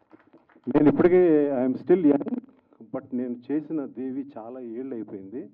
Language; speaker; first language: Telugu; native; Telugu